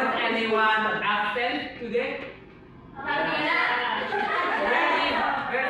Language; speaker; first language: English; non-native, learner; Indonesian